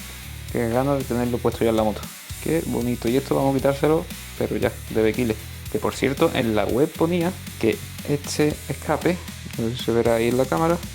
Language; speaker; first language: Spanish; native; Spanish